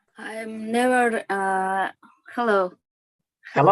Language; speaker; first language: English; non-native, learner; Kyrgyz